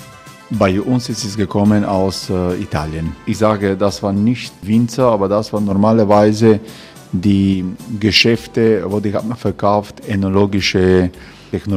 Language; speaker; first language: German; non-native, learner; Croatian